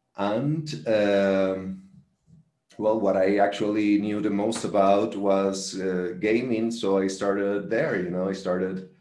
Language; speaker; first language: English; non-native, fluent; Spanish